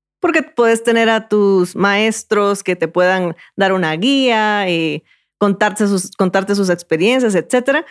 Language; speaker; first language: Spanish; native; Spanish